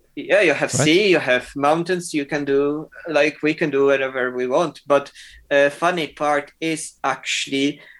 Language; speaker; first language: English; non-native, fluent; Polish